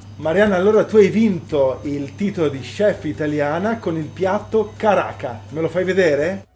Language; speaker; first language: Italian; native; Italian